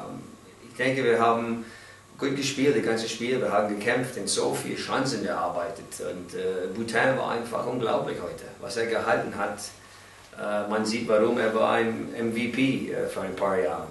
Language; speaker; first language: German; non-native, learner; English